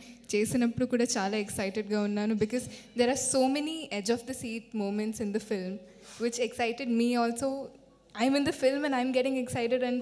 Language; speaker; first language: Telugu; non-native, local second language; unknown